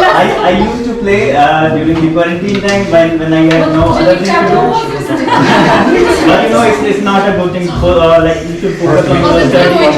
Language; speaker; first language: English; non-native, local second language; Hindi